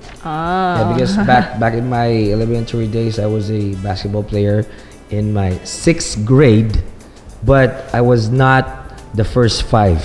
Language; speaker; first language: English; non-native, local second language; Filipino